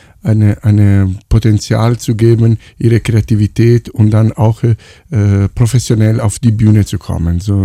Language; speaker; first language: German; non-native, fluent; Italian